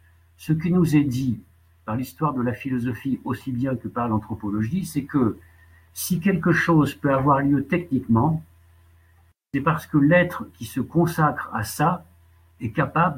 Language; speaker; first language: French; native; French